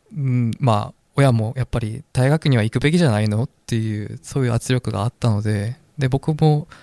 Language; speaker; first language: Japanese; non-native, fluent; Korean